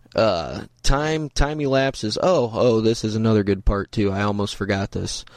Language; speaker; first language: English; native; English